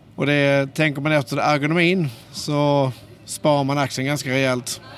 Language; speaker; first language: Swedish; native; Swedish